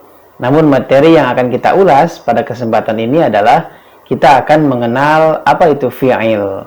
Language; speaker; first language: Indonesian; native; Indonesian